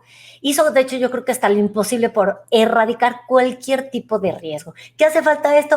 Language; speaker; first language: Spanish; native; Spanish